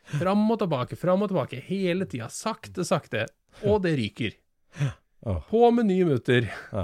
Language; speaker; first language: Norwegian; native; Norwegian